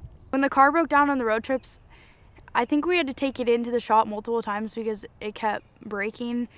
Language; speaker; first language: English; native; English